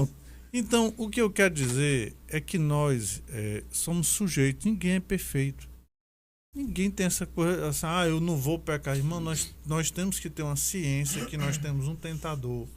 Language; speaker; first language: Portuguese; native; Portuguese